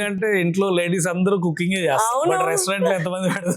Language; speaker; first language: Telugu; native; Telugu